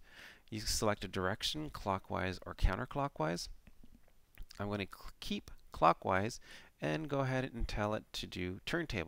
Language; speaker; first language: English; native; English